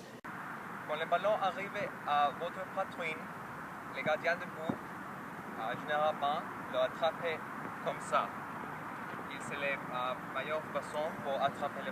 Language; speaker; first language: French; non-native, learner; English